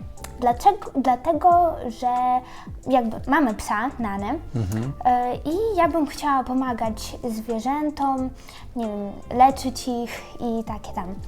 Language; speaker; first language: Polish; early bilingual, other home language; Ukrainian